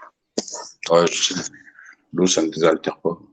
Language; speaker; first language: French; native; French